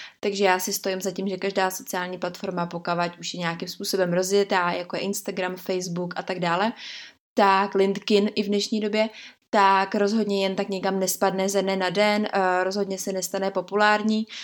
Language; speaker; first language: Czech; native; Czech